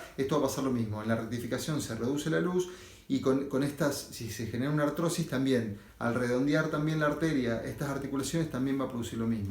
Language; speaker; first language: Spanish; native; Spanish